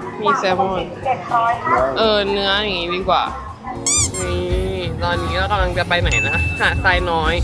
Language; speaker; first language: Thai; native; Thai